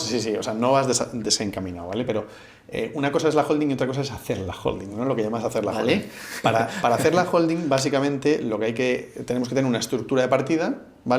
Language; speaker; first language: Spanish; native; Spanish